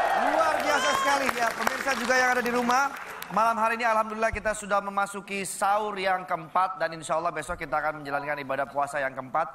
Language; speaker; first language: Indonesian; native; Indonesian